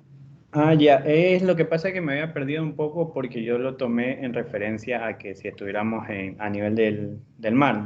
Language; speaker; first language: Spanish; native; Spanish